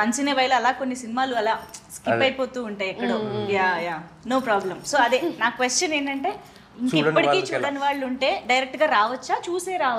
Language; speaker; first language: Telugu; native; Telugu